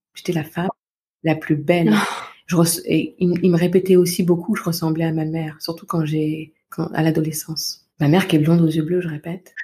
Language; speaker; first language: French; native; French